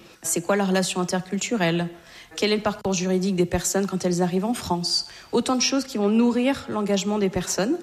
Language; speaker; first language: French; native; French